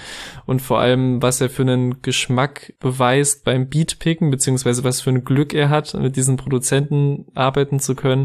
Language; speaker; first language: German; native; German